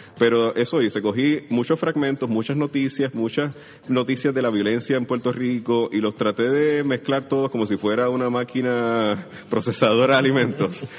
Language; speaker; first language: Spanish; native; Spanish